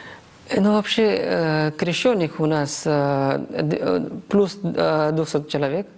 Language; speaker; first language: Russian; non-native, fluent; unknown